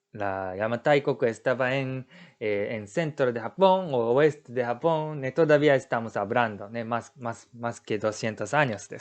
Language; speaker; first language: Spanish; non-native, learner; Japanese